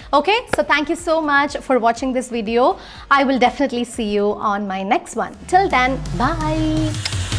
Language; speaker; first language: English; non-native, local second language; Malayalam